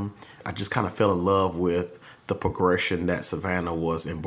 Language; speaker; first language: English; native; English